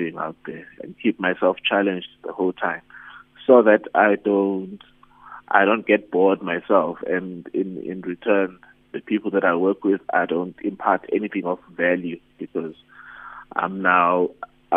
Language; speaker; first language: English; non-native, local second language; Zulu